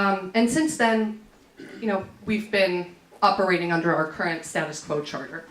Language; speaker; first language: English; native; English